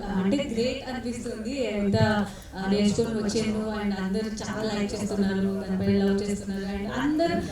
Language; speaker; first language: Telugu; non-native, learner; Marathi